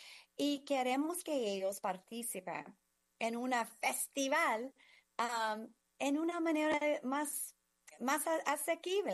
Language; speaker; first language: Spanish; non-native, fluent; English